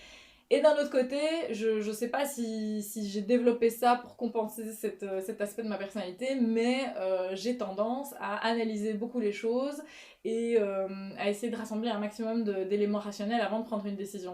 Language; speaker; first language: French; native; French